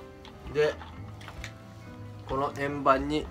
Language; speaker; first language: Japanese; native; Japanese